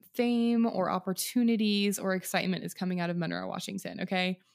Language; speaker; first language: English; native; English